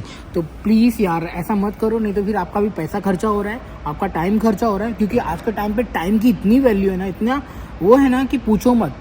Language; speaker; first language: Hindi; native; Hindi